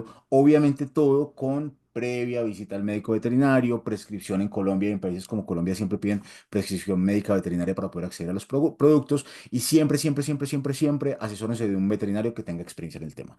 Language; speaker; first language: Spanish; native; Spanish